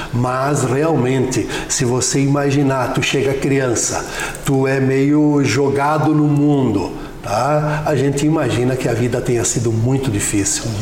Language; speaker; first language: Portuguese; non-native, local second language; Venetian